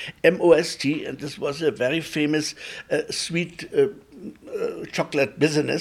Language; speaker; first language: English; early bilingual, other home language; Polish